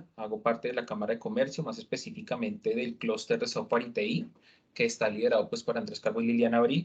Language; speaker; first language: Spanish; native; Spanish